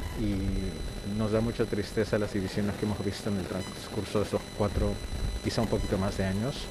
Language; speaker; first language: Spanish; early bilingual, heritage; Spanish